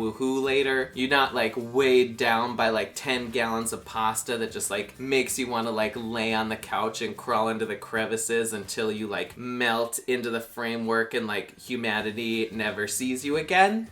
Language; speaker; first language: English; native; English